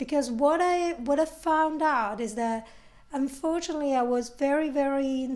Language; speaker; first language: English; non-native, fluent; Italian